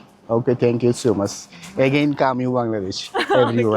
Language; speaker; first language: English; non-native, learner; Bangla